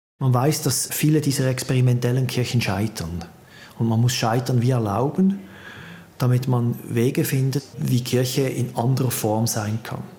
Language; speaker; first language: German; native; German